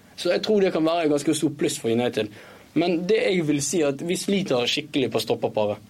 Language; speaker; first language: Norwegian; early bilingual, other home language; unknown